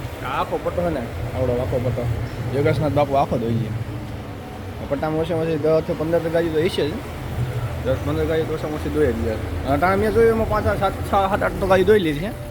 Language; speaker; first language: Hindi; non-native, local second language; Gujarati